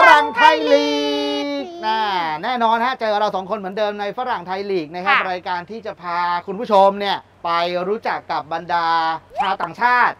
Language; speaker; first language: Thai; native; Thai